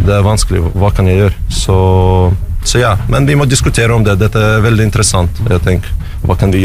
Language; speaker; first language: Norwegian; non-native, learner; Russian